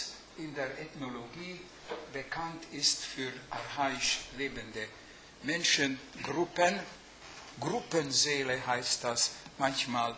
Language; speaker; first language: German; non-native, fluent; Hungarian